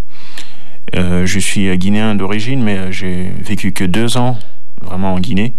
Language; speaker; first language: French; early bilingual, other home language; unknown